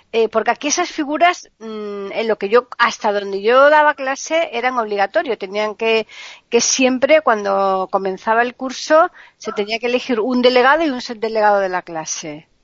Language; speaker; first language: Spanish; native; Spanish